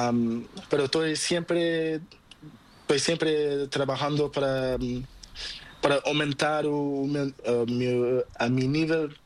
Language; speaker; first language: Spanish; non-native, learner; Portuguese